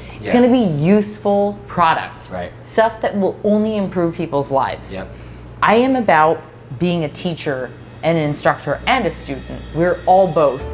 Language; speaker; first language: English; native; English